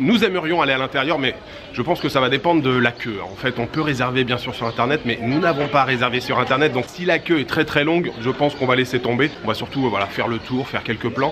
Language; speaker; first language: French; native; French